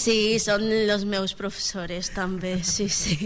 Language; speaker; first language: Catalan; non-native, learner; Spanish